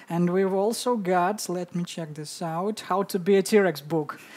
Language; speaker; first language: English; non-native, fluent; Russian